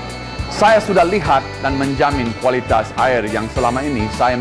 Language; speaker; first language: Indonesian; non-native, fluent; English